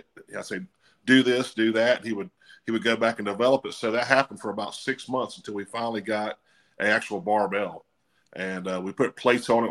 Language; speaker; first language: English; native; English